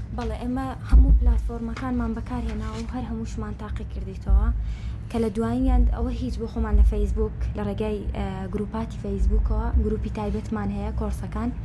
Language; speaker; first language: Central Kurdish; non-native, local second language; Kurdish